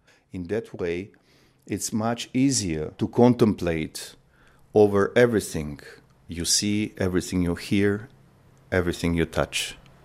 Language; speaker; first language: English; non-native, fluent; Macedonian